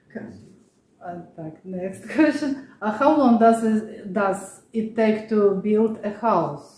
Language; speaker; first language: English; non-native, learner; Russian